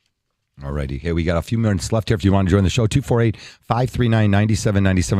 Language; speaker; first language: English; native; English